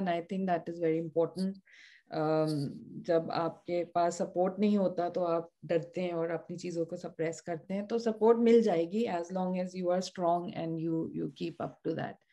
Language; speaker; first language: Hindi; native; Hindi